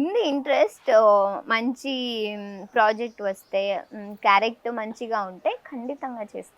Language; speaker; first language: Telugu; non-native, learner; Kannada